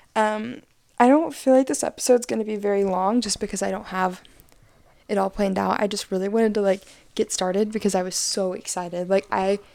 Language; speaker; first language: English; native; English